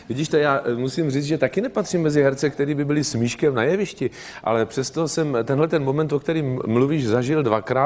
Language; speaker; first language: Czech; native; Czech